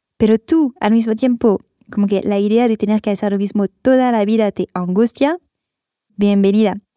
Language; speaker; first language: Spanish; non-native, fluent; French